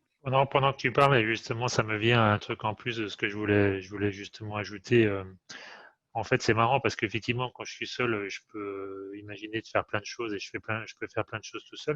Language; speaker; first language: French; native; French